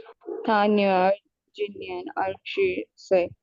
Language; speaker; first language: Chinese; non-native, learner; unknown